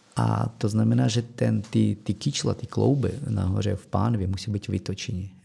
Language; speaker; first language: Czech; non-native, fluent; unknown